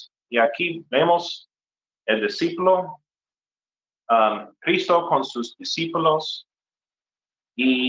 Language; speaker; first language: Spanish; non-native, fluent; English